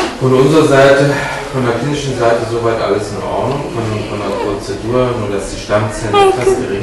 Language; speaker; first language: German; native; German